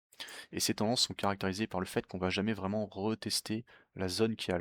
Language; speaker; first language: French; native; French